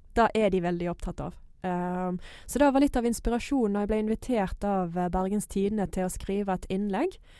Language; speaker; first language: Norwegian; non-native, fluent; English